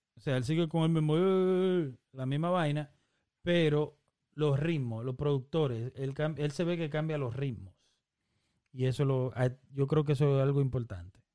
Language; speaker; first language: Spanish; early bilingual, heritage; Spanish